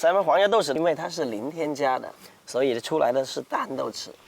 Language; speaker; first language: Chinese; native; Chinese